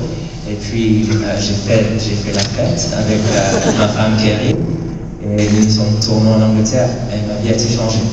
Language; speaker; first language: French; non-native, fluent; English